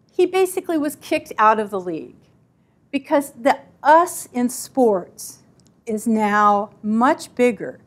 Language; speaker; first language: English; native; English